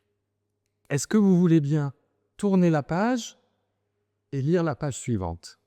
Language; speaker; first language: French; native; French